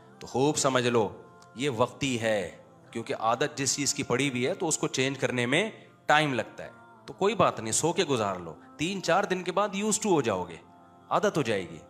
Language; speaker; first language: Urdu; native; Urdu